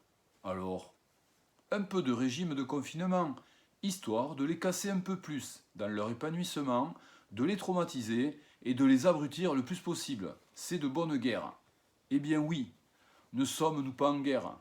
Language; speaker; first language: French; native; French